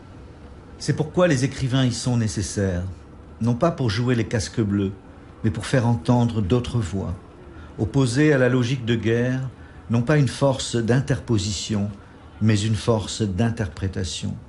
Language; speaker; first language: French; native; French